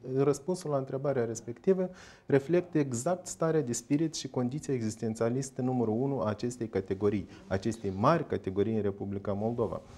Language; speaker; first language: Romanian; native; Romanian